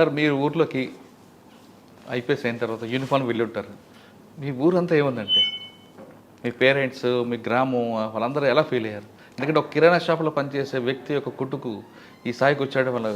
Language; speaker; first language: Telugu; native; Telugu